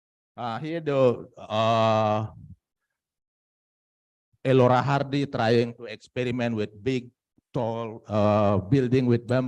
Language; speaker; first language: English; non-native, fluent; Indonesian